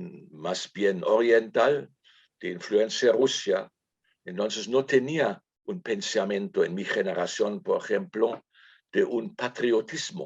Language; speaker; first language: Spanish; non-native, fluent; German